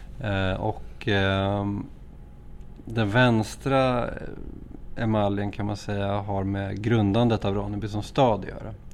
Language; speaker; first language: Swedish; native; Swedish